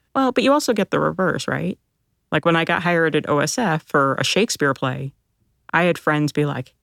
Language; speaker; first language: English; early bilingual, other home language; Filipino